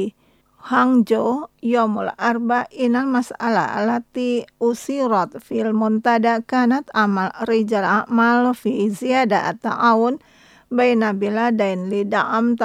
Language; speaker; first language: Arabic; non-native, learner; Indonesian